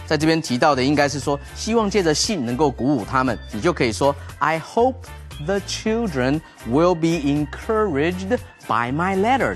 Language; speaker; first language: Chinese; native; Chinese